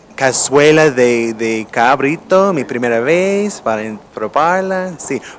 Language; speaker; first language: Spanish; non-native, fluent; English